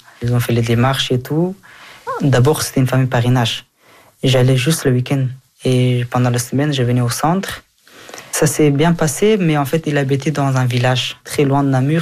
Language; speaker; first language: French; early bilingual, other home language; Persian